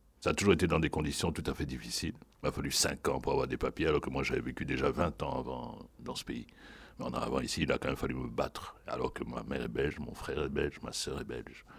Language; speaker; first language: French; non-native, local second language; Lingala